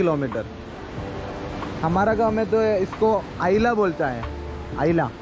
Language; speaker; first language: Hindi; non-native, local second language; Malayalam